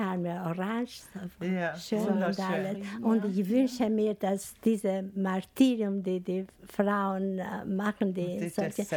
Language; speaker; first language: German; non-native, learner; Albanian